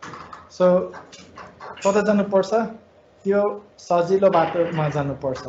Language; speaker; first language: Nepali; non-native, fluent; English